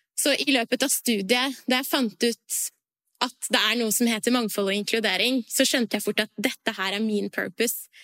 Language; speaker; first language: Norwegian; early bilingual, other home language; Persian